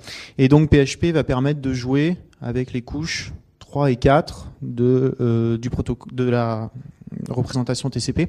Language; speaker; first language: French; native; French